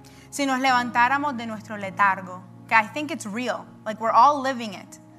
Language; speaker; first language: English; early bilingual, other home language; Spanish